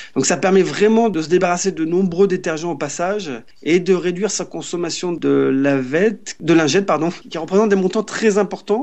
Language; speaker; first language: French; native; French